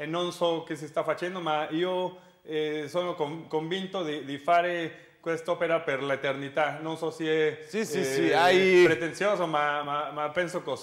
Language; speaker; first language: Italian; non-native, learner; Spanish